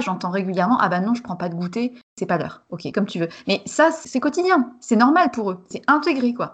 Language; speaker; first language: French; native; French